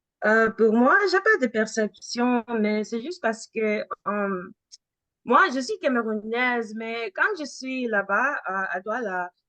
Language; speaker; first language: French; early bilingual, heritage; French